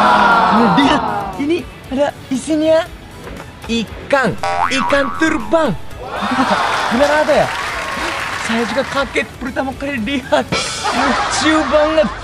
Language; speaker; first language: Indonesian; non-native, fluent; Japanese